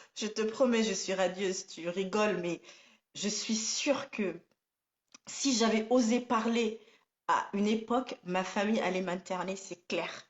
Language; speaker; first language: French; non-native, local second language; Somali